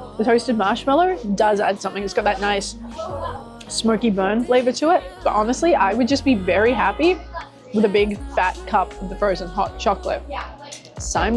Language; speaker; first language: English; native; English